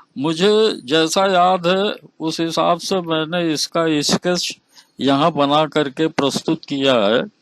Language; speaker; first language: Hindi; native; Hindi